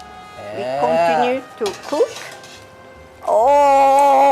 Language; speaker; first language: English; non-native, fluent; Italian